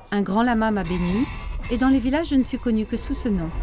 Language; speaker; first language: French; native; French